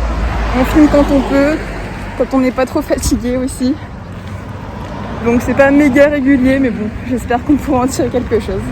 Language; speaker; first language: French; native; French